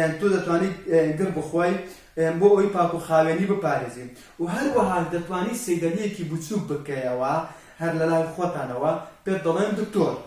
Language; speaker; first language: Central Kurdish; non-native, local second language; Kurdish